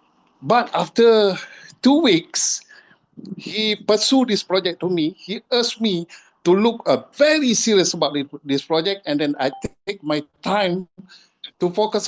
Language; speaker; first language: English; non-native, fluent; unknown